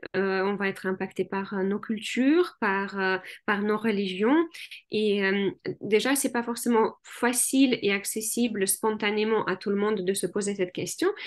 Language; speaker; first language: French; early bilingual, other home language; Russian